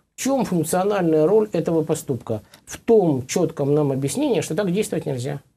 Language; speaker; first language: Russian; native; Russian